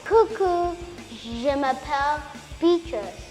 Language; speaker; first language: French; non-native, learner; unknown